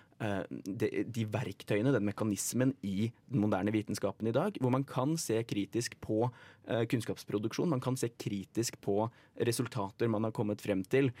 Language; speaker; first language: Norwegian; native; Norwegian